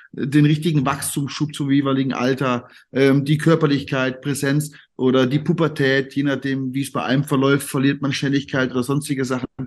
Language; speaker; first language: German; native; German